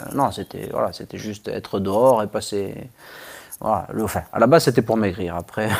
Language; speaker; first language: French; native; French